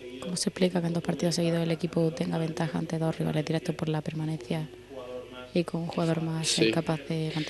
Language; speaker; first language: Spanish; native; Spanish